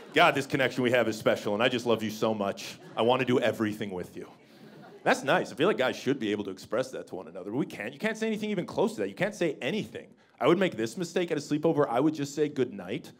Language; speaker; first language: English; native; English